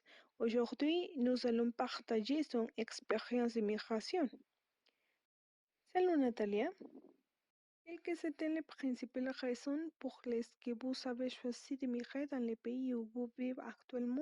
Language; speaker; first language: French; non-native, learner; Spanish